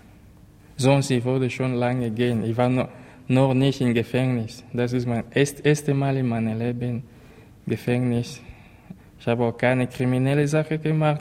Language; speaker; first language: German; non-native, learner; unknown